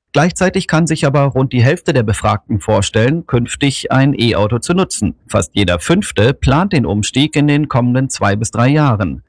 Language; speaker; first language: German; native; German